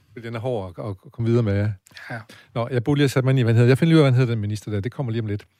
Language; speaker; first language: Danish; native; Danish